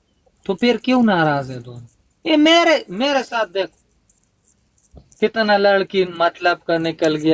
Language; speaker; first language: Hindi; non-native, local second language; Pashto